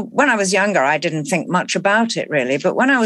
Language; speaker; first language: English; native; English